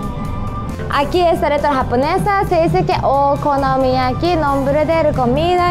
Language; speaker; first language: Spanish; non-native, learner; Japanese